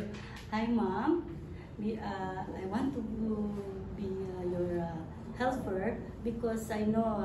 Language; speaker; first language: English; non-native, learner; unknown